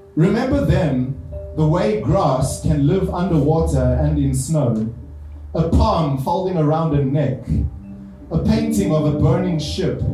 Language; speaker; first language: English; non-native, local second language; Afrikaans